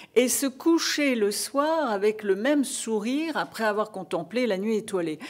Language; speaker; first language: French; native; French